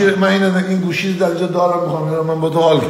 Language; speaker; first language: Persian; native; Persian